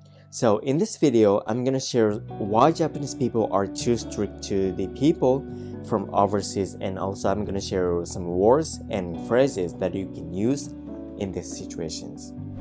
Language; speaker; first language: English; non-native, fluent; Japanese